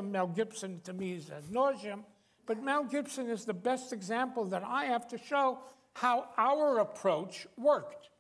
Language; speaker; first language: English; native; English